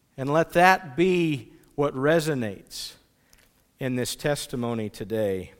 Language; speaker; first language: English; native; English